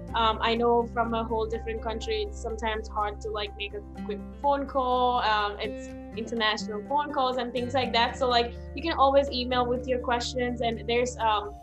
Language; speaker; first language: English; non-native, local second language; Sinhala